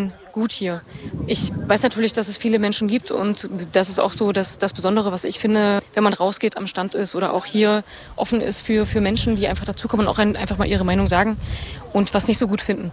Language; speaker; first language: German; native; German